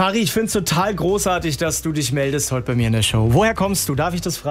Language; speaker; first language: German; native; German